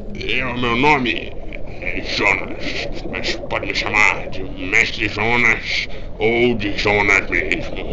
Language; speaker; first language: Portuguese; native; Portuguese